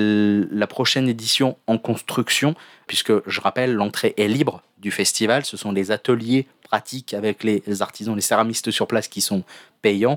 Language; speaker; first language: French; native; French